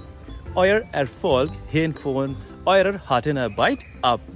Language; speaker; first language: German; non-native, fluent; Hindi